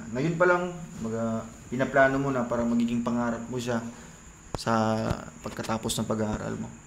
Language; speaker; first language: Filipino; non-native, local second language; Cebuano